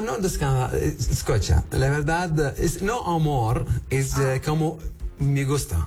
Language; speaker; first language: Spanish; non-native, learner; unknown